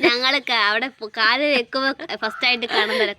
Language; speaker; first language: Malayalam; early bilingual, other home language; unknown